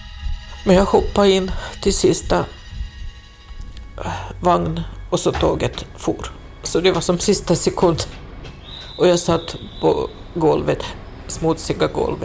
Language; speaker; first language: Swedish; non-native, fluent; Russian